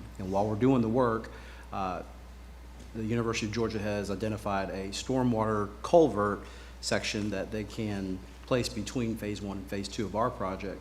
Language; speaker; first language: English; native; English